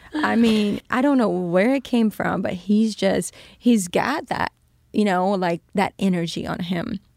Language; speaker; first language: English; non-native, fluent; Portuguese